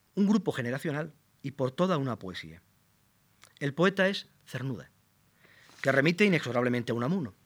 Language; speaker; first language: Spanish; native; Spanish